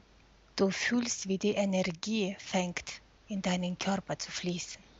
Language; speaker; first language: German; non-native, fluent; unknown